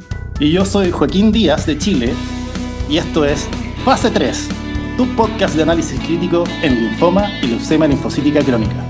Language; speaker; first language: Spanish; native; Spanish